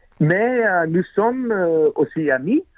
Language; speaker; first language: French; non-native, learner; English